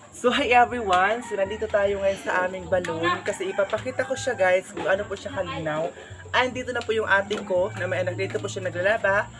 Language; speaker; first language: Filipino; non-native, local second language; Cebuano